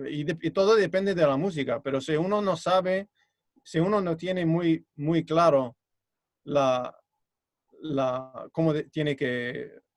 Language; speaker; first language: Spanish; non-native, fluent; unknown